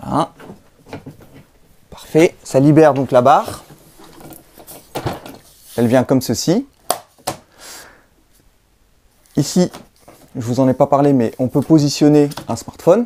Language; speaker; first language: French; native; French